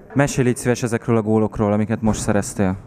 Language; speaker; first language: Hungarian; native; Hungarian